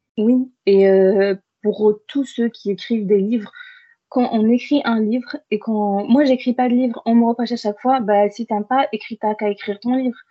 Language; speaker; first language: French; early bilingual, other home language; Arabic